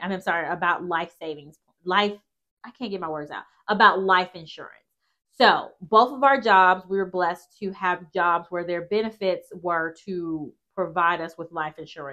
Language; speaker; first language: English; native; English